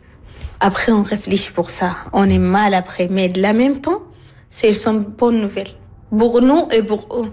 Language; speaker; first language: French; non-native, learner; Arabic